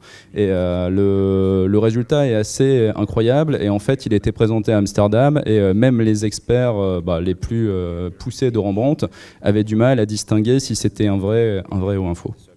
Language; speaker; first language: French; native; French